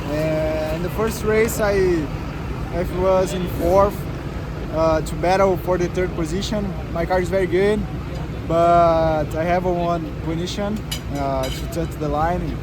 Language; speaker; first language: English; non-native, learner; Portuguese